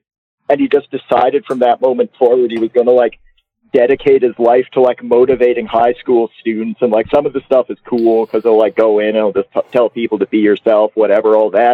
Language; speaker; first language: English; native; English